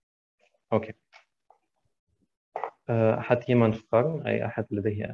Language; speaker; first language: German; non-native, fluent; Arabic